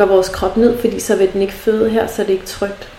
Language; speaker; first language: Danish; native; Danish